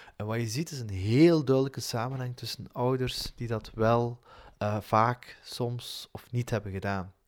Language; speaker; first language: Dutch; early bilingual, other home language; Turkish